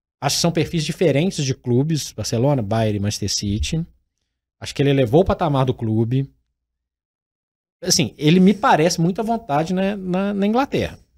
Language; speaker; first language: Portuguese; native; Portuguese